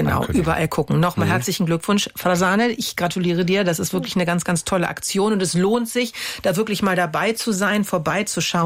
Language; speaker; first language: German; native; German